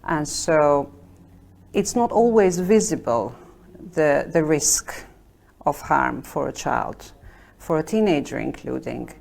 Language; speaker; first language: English; non-native, fluent; Albanian